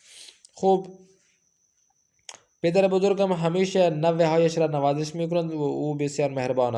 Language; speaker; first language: Persian; non-native, fluent; Urdu